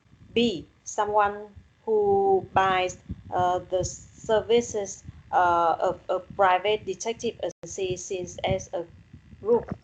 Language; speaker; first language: English; non-native, learner; Vietnamese